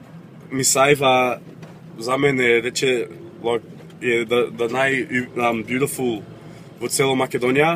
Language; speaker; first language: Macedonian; early bilingual, heritage; English